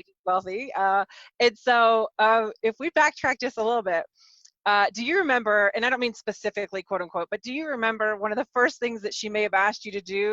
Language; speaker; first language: English; native; English